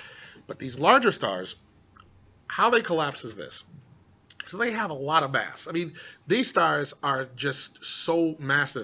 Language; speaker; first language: English; native; English